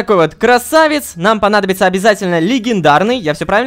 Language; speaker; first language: Russian; native; Russian